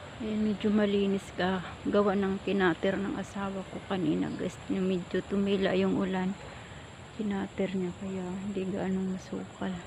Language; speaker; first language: Filipino; native; Filipino